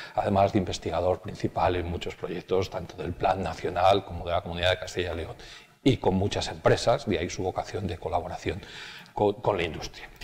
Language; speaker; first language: Spanish; native; Spanish